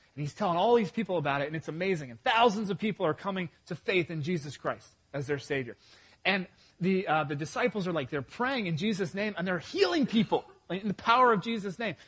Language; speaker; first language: English; native; English